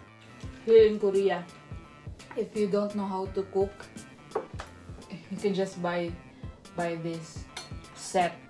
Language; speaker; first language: English; non-native, learner; Filipino